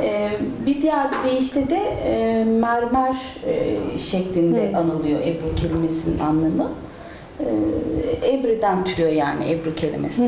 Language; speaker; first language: Turkish; native; Turkish